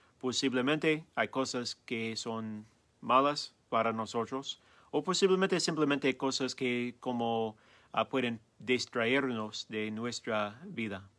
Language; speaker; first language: Spanish; non-native, learner; English